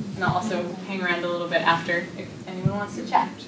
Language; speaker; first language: English; native; English